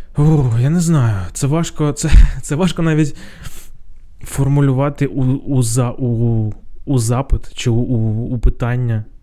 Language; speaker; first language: Ukrainian; non-native, local second language; Russian